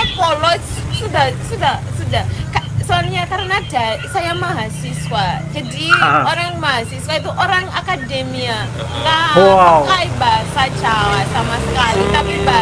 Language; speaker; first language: Indonesian; non-native, fluent; Shona